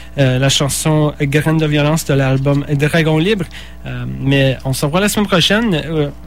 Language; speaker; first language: French; native; French